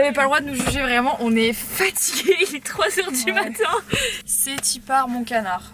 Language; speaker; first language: French; native; French